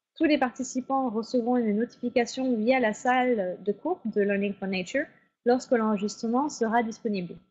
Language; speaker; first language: French; native; French